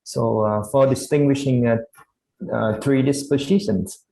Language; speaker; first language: English; non-native, learner; Vietnamese